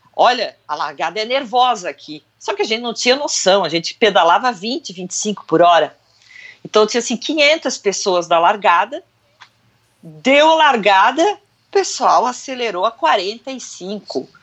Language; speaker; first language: Portuguese; native; Portuguese